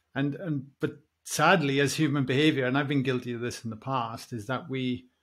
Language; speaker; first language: English; native; English